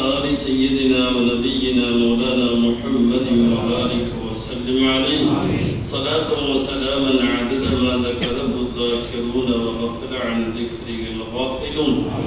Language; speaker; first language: Arabic; non-native, fluent; Tamil